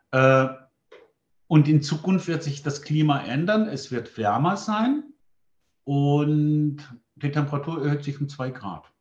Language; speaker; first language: German; non-native, fluent; Greek